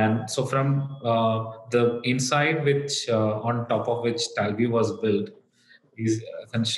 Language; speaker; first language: English; non-native, local second language; Malayalam